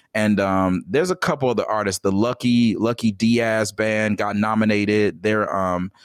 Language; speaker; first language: English; native; English